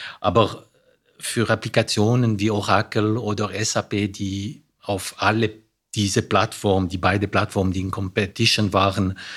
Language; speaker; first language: German; non-native, fluent; French